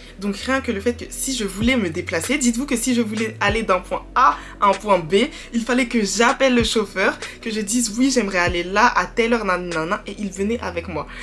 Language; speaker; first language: French; early bilingual, other home language; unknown